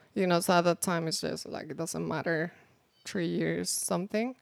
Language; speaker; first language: English; non-native, fluent; Spanish